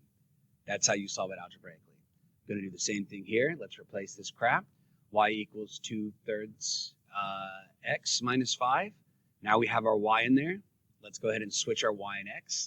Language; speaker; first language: English; native; English